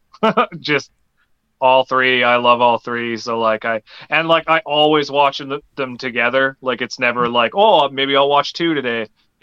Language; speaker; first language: English; native; English